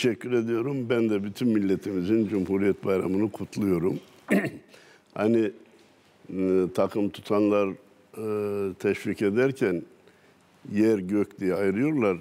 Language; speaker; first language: Turkish; native; Turkish